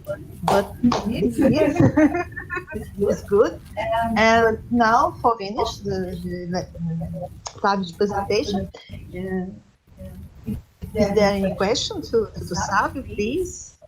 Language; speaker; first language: English; non-native, learner; Portuguese